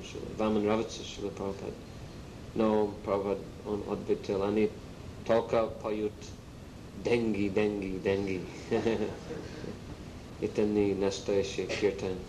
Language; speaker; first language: Russian; non-native, learner; English